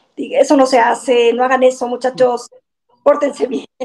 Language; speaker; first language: Spanish; native; Spanish